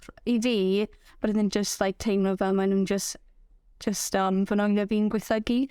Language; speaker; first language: Welsh; non-native, local second language; English